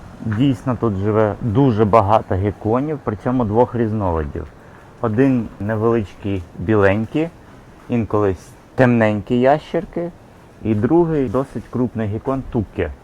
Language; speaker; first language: Ukrainian; native; Ukrainian